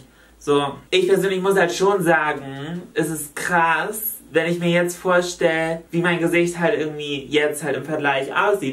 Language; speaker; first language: German; native; German